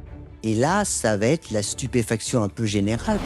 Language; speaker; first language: French; native; French